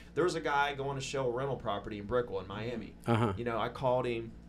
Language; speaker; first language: English; native; English